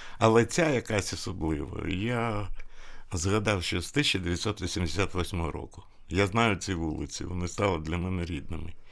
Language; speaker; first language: Ukrainian; native; Ukrainian